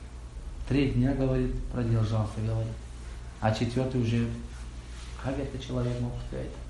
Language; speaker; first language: Russian; non-native, local second language; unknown